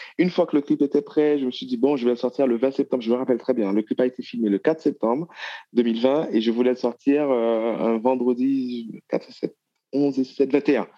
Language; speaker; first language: French; non-native, local second language; Haitian Creole